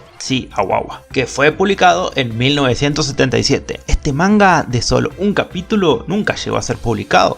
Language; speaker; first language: Spanish; native; Spanish